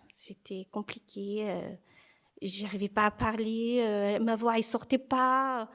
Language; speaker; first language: French; non-native, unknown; Portuguese